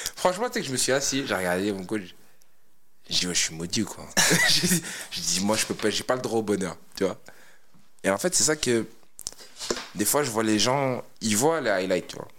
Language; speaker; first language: French; native; French